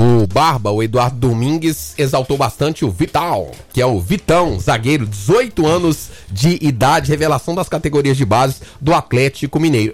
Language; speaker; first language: Portuguese; native; Portuguese